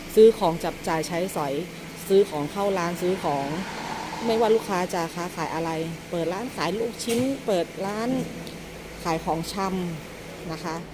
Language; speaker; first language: Thai; native; Thai